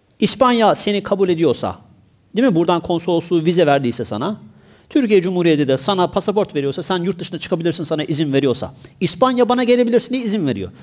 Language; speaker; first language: Turkish; native; Turkish